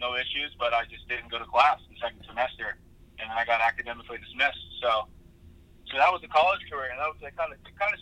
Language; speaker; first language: English; native; English